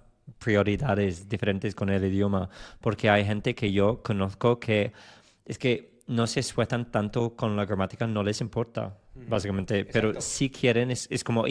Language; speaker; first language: Spanish; non-native, fluent; English